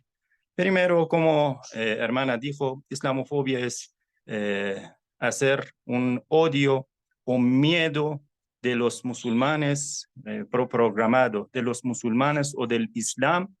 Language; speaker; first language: Spanish; non-native, fluent; Persian